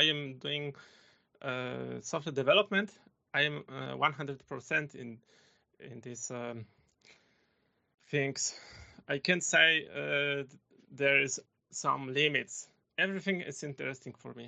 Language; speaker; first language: English; non-native, learner; Polish